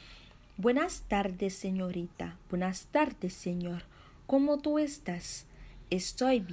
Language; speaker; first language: Spanish; non-native, fluent; Haitian Creole